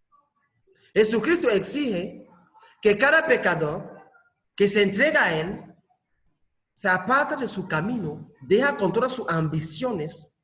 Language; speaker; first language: Spanish; non-native, fluent; French